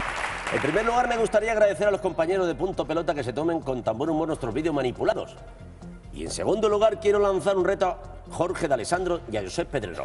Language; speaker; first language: Spanish; native; Spanish